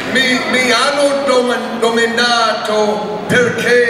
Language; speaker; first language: Italian; non-native, learner; English